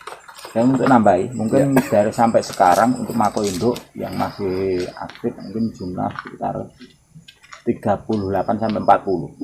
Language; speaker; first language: Indonesian; non-native, local second language; Javanese